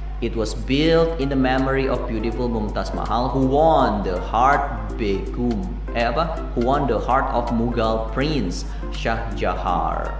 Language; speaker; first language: English; non-native, fluent; Indonesian